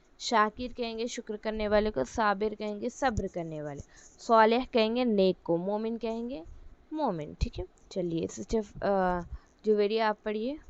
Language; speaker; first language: Urdu; native; Urdu